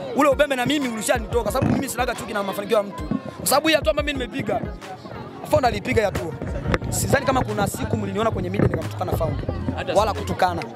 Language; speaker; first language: Swahili; non-native, local second language; Bembe